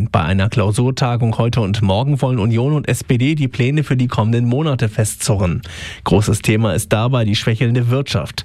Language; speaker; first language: German; native; German